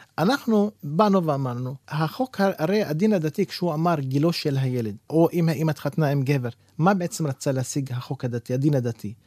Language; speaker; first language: Hebrew; non-native, local second language; Arabic